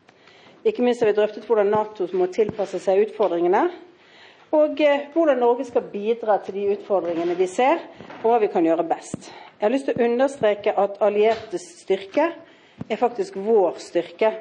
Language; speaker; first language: Norwegian; native; Norwegian